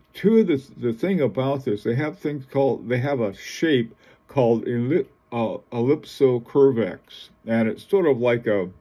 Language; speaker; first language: English; native; English